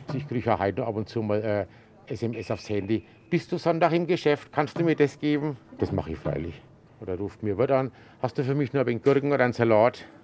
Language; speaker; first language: German; native; German